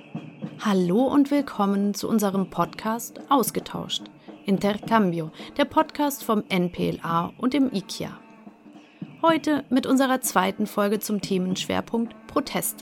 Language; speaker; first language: German; native; German